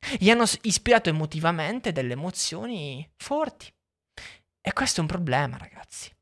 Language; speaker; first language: Italian; native; Italian